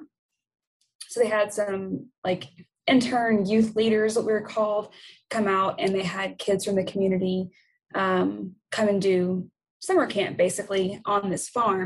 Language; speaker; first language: English; native; English